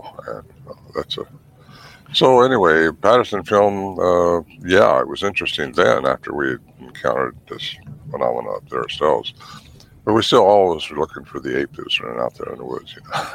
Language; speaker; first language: English; native; English